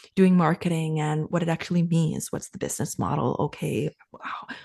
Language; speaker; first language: English; non-native, fluent; Finnish